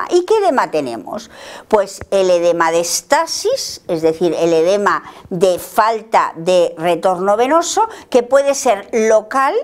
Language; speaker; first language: Spanish; native; Spanish